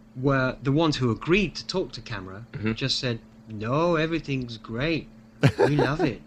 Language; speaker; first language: English; native; English